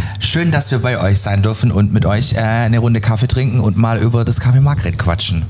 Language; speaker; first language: German; native; German